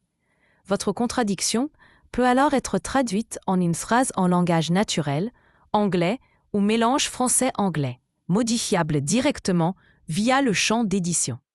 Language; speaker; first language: French; native; French